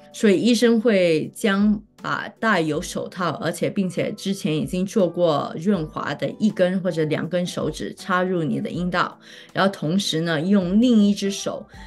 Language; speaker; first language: Chinese; native; Chinese